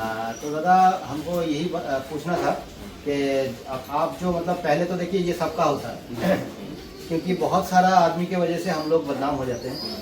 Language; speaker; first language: Hindi; non-native, local second language; Bangla